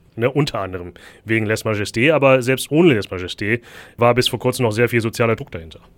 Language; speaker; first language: German; early bilingual, other home language; Thai